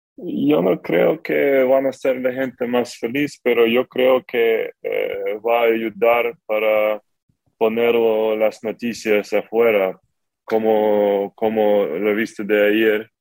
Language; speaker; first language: Spanish; non-native, fluent; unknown